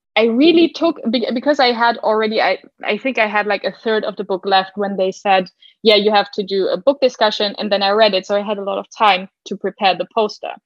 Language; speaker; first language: English; non-native, fluent; German